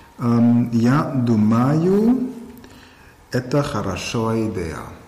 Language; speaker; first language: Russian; non-native, learner; German